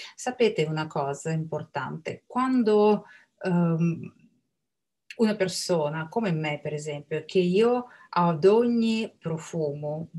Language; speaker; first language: Italian; non-native, fluent; Russian